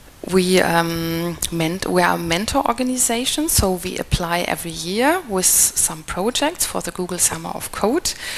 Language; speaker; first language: English; non-native, fluent; German